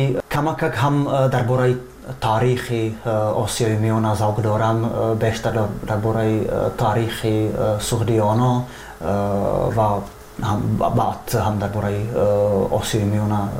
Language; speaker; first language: Persian; non-native, fluent; Czech